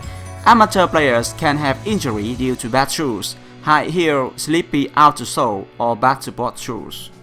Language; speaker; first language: English; non-native, fluent; Vietnamese